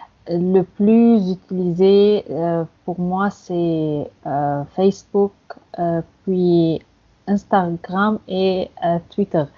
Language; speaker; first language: French; non-native, fluent; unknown